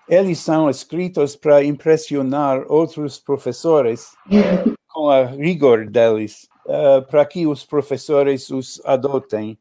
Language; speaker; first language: Portuguese; non-native, learner; English